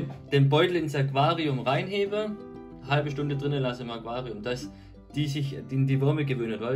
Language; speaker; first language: German; native; German